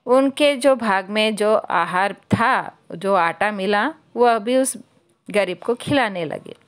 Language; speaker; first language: Hindi; non-native, local second language; Telugu